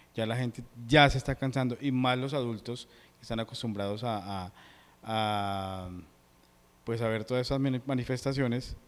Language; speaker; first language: Spanish; native; Spanish